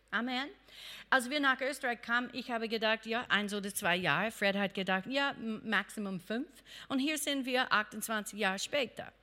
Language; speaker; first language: German; non-native, fluent; English